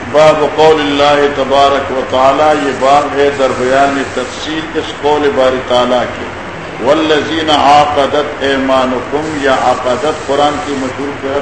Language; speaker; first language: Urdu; non-native, local second language; Northern Hindko